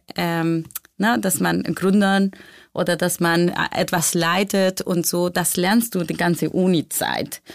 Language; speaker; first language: German; non-native, fluent; Spanish